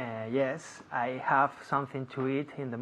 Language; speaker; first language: English; non-native, learner; Spanish